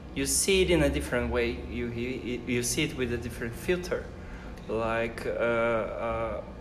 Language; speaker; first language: English; non-native, fluent; Portuguese